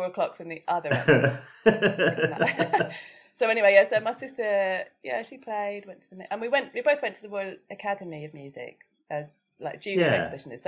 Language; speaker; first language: English; native; English